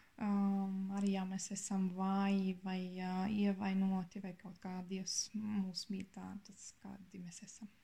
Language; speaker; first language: Latvian; non-native, learner; German